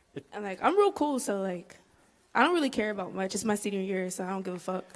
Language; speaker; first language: English; native; English